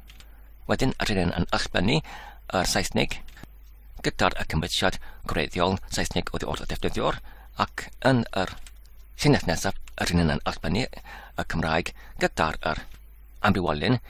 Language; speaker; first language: Welsh; non-native, fluent; English